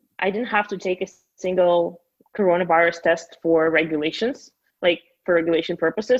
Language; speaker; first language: English; non-native, fluent; Russian